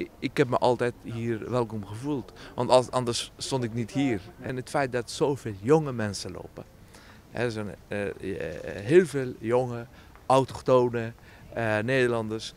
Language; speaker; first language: Dutch; non-native, fluent; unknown